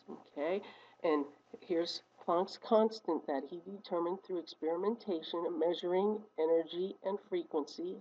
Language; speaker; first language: English; native; English